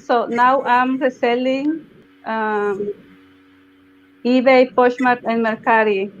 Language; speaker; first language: English; non-native, learner; Spanish